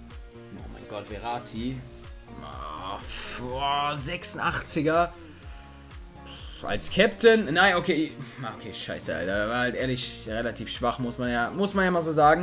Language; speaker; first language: German; native; German